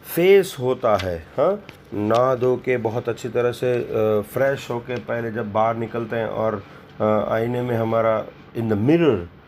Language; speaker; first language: Hindi; non-native, local second language; Gujarati